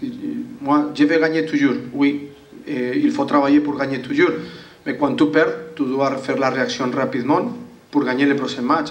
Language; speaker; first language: French; non-native, learner; Spanish